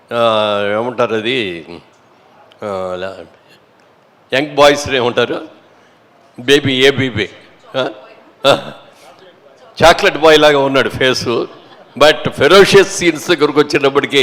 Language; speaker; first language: Telugu; native; Telugu